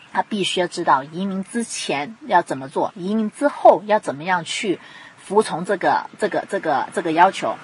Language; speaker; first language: Chinese; non-native, local second language; Cantonese